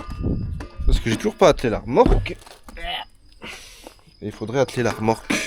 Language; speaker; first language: French; native; French